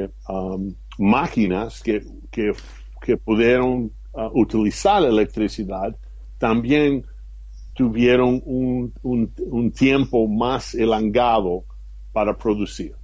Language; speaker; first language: Spanish; non-native, fluent; English